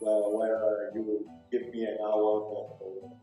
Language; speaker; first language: English; non-native, learner; Italian